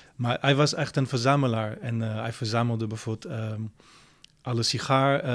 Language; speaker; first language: Dutch; non-native, fluent; French